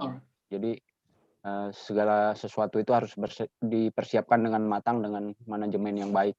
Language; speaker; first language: Indonesian; native; Indonesian